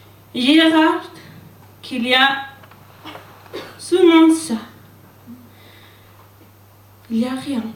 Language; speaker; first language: French; non-native, learner; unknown